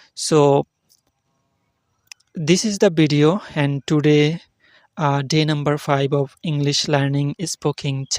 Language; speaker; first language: English; non-native, learner; Bangla